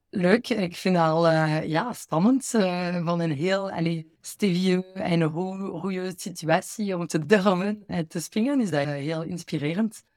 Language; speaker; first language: Dutch; non-native, fluent; French